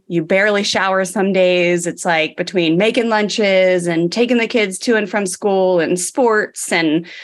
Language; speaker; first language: English; native; English